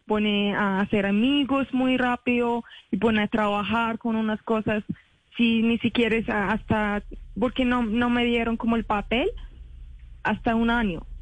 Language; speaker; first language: Spanish; non-native, learner; Arabic